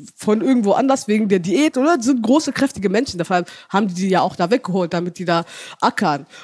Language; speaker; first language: German; early bilingual, heritage; German